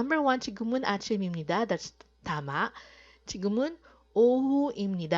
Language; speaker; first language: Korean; non-native, fluent; Filipino